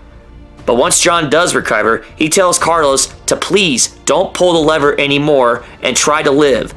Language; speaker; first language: English; native; English